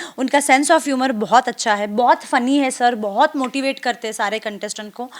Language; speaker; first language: Hindi; non-native, local second language; Marathi